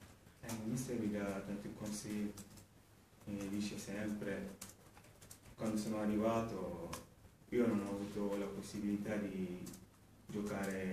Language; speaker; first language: Italian; non-native, fluent; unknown